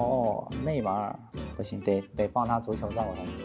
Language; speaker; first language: Chinese; native; Chinese